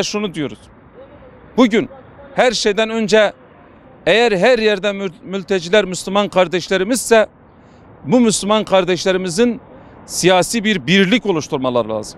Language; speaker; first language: Turkish; non-native, local second language; Kurdish